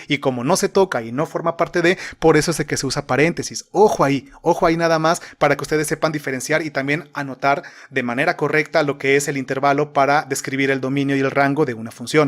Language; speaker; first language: Spanish; native; Spanish